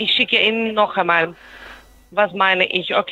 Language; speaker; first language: German; non-native, fluent; Polish